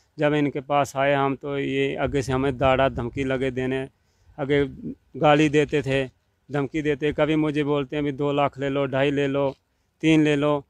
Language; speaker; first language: Hindi; native; Hindi